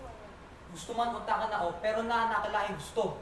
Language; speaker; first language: Cebuano; non-native, learner; Filipino